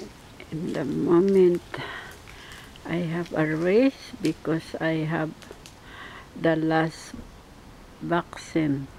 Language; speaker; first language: English; non-native, learner; Filipino